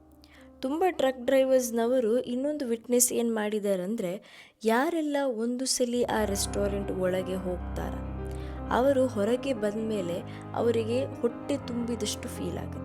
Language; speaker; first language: Kannada; native; Kannada